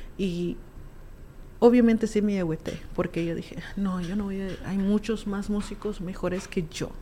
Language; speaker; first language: Spanish; early bilingual, heritage; Spanish